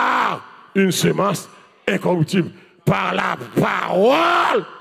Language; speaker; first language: French; non-native, learner; Haitian Creole